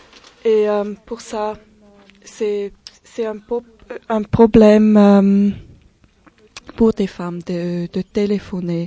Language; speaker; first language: French; non-native, local second language; German